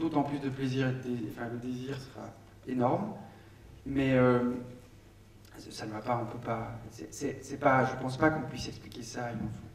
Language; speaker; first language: French; native; French